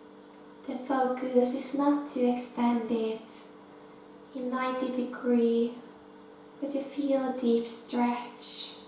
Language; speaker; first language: English; non-native, fluent; Norwegian